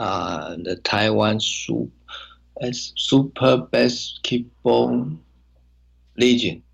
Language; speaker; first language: English; non-native, learner; Chinese